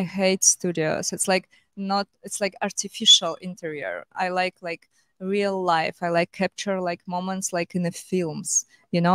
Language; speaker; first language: English; non-native, fluent; Russian